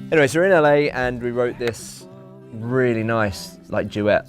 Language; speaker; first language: English; native; English